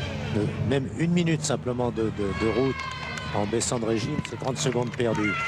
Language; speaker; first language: French; native; French